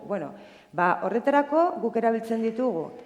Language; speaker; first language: Basque; native; Basque